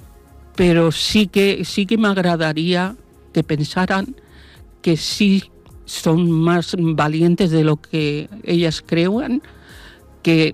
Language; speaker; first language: Catalan; non-native, local second language; Spanish